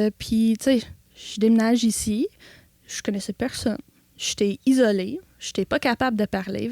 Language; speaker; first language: French; non-native, local second language; English